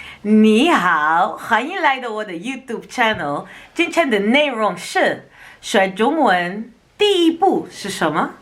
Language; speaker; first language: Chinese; non-native, learner; Dutch